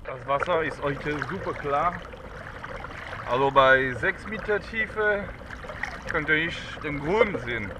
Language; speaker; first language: German; non-native, learner; French